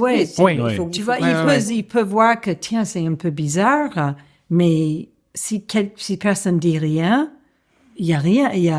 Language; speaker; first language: French; non-native, fluent; English